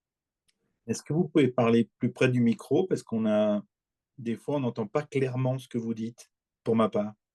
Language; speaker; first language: French; native; French